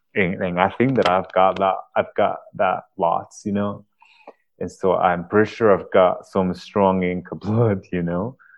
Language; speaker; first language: English; non-native, fluent; Spanish